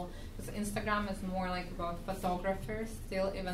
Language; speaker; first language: English; non-native, fluent; Russian